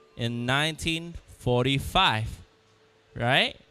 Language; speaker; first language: English; non-native, fluent; Vietnamese